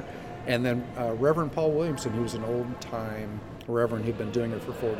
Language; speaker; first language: English; native; English